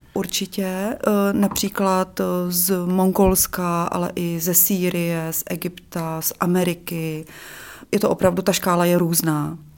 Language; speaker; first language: Czech; native; Czech